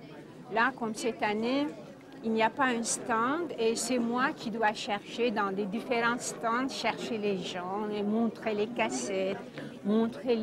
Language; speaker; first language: French; non-native, fluent; Turkish